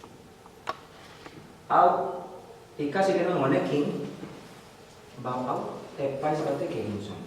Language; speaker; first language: Basque; non-native, learner; Spanish